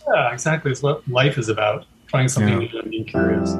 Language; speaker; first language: English; native; English